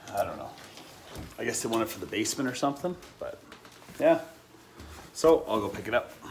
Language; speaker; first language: English; native; English